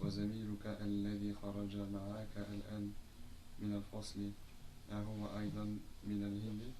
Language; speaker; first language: Arabic; non-native, learner; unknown